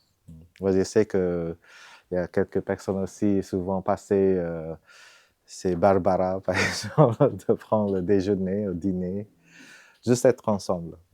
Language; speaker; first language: French; non-native, fluent; Vietnamese